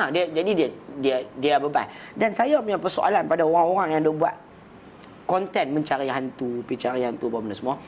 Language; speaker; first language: Malay; native; Malay